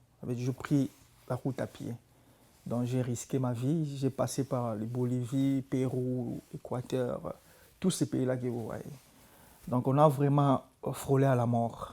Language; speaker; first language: French; non-native, local second language; Lingala